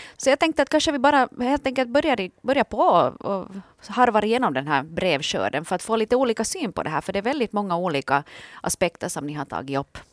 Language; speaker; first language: Swedish; native; Swedish